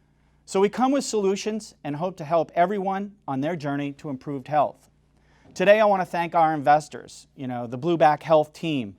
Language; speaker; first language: English; native; English